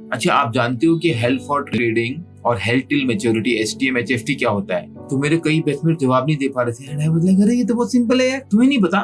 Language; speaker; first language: Hindi; native; Hindi